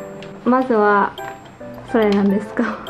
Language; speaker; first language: Japanese; non-native, learner; Vietnamese